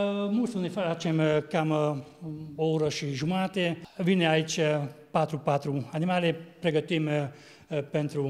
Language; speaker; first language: Romanian; non-native, local second language; Hungarian